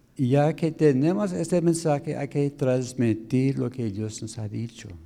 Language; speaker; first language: Spanish; non-native, fluent; English